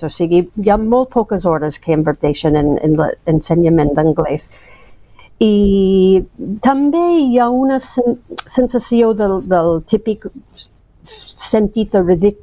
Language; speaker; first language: Catalan; non-native, fluent; English